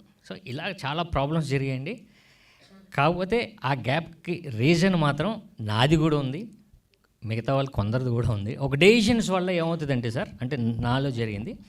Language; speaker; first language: Telugu; native; Telugu